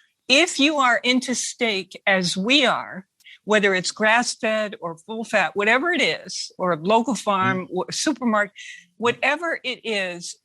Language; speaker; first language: English; native; English